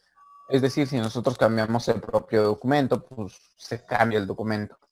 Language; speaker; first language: Spanish; native; Spanish